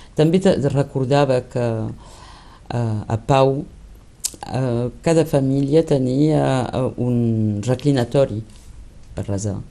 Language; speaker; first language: Catalan; early bilingual, heritage; Catalan